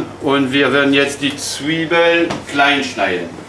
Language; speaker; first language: German; non-native, fluent; French